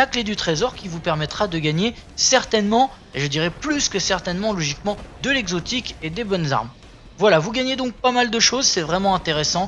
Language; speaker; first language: French; native; French